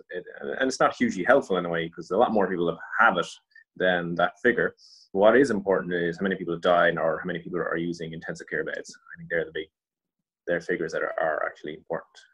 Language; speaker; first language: English; native; English